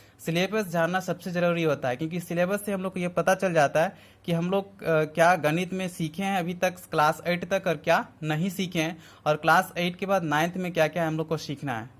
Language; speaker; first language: Hindi; native; Hindi